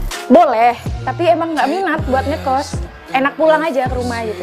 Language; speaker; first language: Indonesian; native; Indonesian